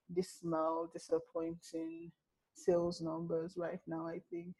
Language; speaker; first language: English; non-native, local second language; Yoruba